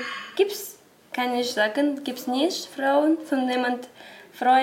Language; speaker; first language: German; non-native, learner; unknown